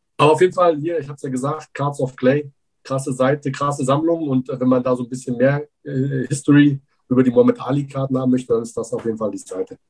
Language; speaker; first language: German; early bilingual, other home language; Persian